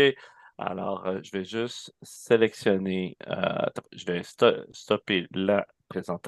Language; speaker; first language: French; native; French